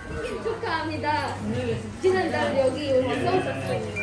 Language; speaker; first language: Korean; non-native, learner; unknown